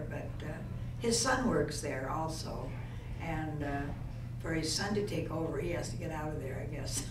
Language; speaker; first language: English; native; English